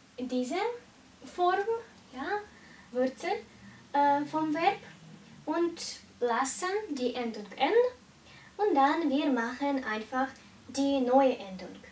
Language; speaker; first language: German; non-native, fluent; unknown